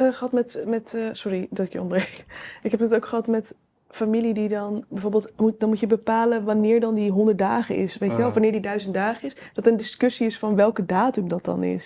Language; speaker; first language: Dutch; native; Dutch